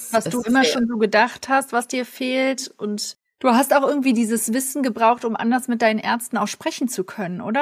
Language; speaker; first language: German; native; German